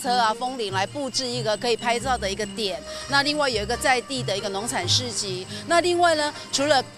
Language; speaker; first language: Chinese; native; Chinese